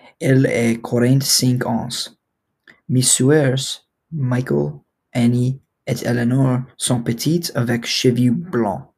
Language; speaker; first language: French; non-native, learner; English